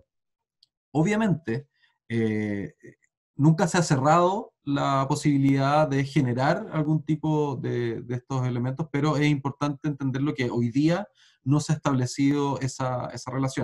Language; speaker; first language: Spanish; native; Spanish